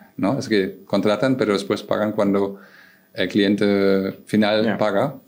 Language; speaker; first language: Spanish; non-native, fluent; German